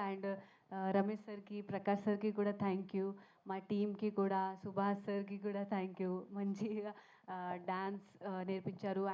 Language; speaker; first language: Telugu; non-native, learner; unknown